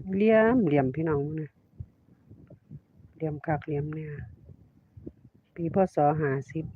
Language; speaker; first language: Thai; non-native, local second language; Northeastern Thai